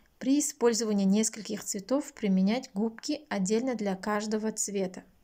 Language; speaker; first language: Russian; non-native, local second language; Kazakh